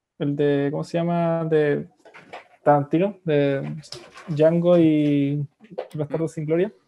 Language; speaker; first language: Spanish; native; Spanish